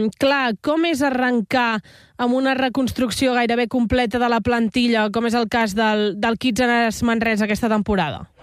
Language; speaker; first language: Catalan; native; Catalan